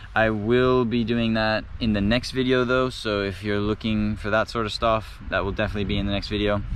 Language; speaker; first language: English; non-native, fluent; Indonesian